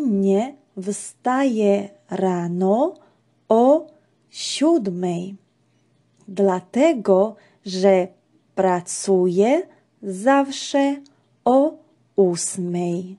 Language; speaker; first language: Polish; non-native, fluent; Georgian